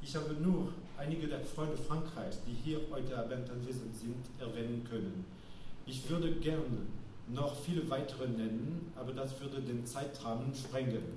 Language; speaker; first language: German; non-native, fluent; French